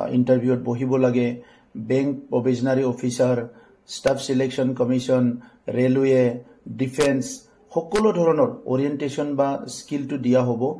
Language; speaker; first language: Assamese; non-native, local second language; Bodo